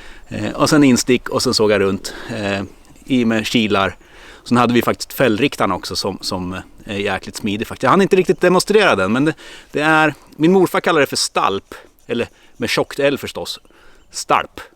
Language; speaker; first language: Swedish; native; Swedish